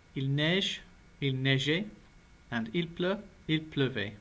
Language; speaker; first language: French; non-native, fluent; English